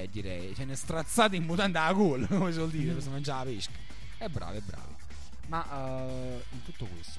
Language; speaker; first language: Italian; native; Italian